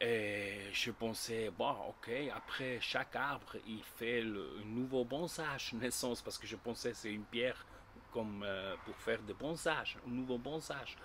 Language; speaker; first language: French; non-native, learner; Spanish